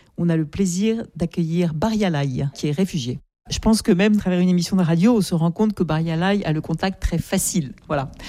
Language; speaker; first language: French; native; French